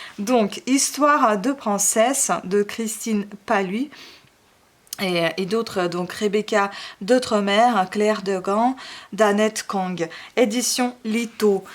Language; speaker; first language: French; non-native, fluent; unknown